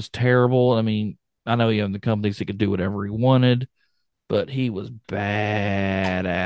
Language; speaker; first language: English; native; English